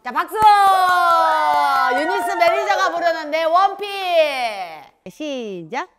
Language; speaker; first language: Korean; native; Korean